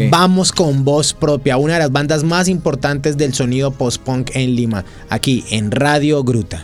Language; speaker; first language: Spanish; native; Spanish